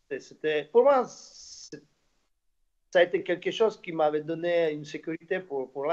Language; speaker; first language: French; non-native, fluent; Slovak